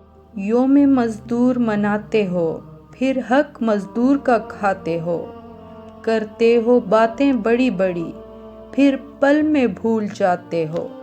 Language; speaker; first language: Urdu; native; Urdu